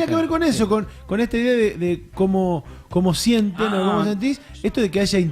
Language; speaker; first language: Spanish; native; Spanish